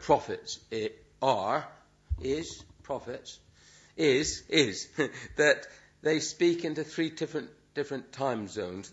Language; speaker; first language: English; native; English